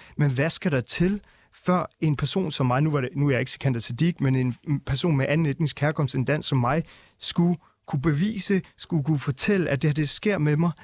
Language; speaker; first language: Danish; early bilingual, other home language; Punjabi